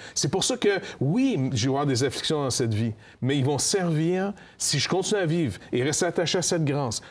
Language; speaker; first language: French; native; French